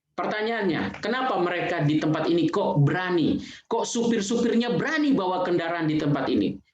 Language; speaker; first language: Indonesian; native; Indonesian